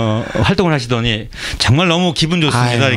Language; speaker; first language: Korean; native; Korean